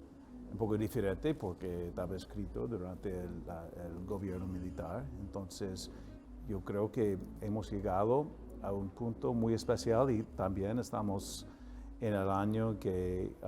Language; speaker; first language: Spanish; non-native, fluent; English